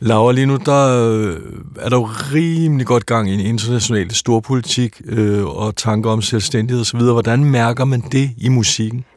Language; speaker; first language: Danish; native; Danish